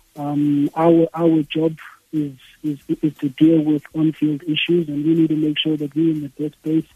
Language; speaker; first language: English; non-native, local second language; Xhosa